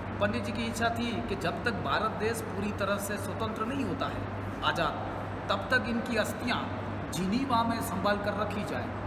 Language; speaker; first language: Hindi; non-native, local second language; Gujarati